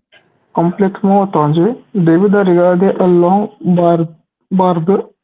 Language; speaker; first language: French; non-native, learner; Hindi